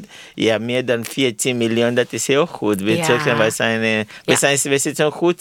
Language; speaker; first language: Dutch; non-native, learner; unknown